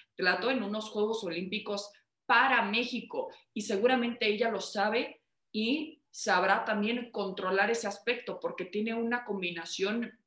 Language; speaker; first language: Spanish; early bilingual, heritage; Spanish